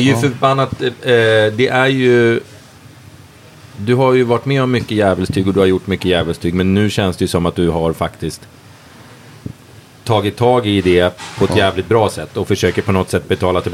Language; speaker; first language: Swedish; native; Swedish